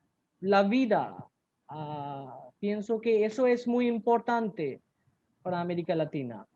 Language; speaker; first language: Spanish; non-native, learner; Bangla